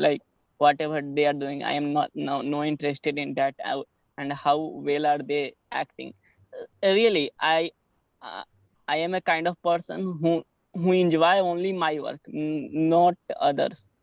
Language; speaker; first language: English; non-native, learner; Hindi